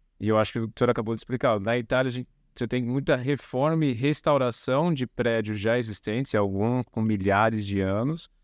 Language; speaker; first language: Portuguese; native; Portuguese